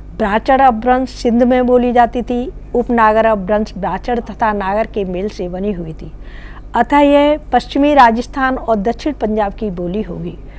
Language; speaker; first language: Hindi; native; Hindi